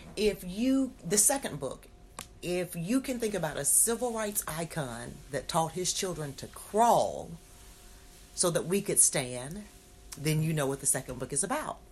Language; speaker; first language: English; native; English